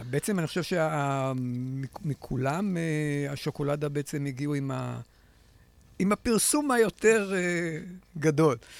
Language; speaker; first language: Hebrew; native; Hebrew